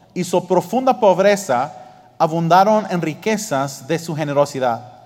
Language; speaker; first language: Spanish; early bilingual, heritage; English